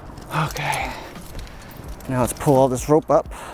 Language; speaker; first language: English; native; English